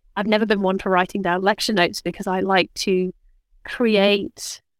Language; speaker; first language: English; native; English